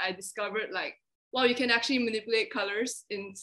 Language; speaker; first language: English; non-native, local second language; Chinese